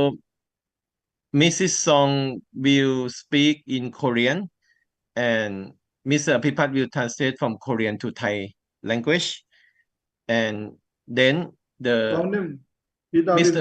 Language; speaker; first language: English; non-native, learner; Thai